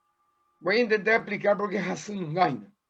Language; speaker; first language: Spanish; native; Spanish